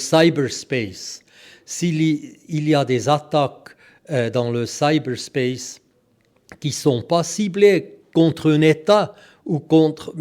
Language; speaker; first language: French; non-native, local second language; German